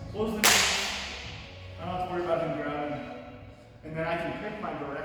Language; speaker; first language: English; native; English